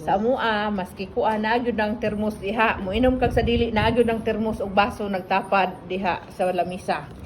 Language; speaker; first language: Cebuano; non-native, local second language; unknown